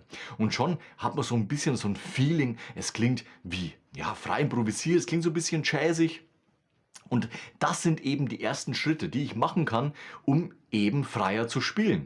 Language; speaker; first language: German; native; German